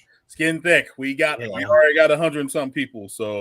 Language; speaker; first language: English; native; English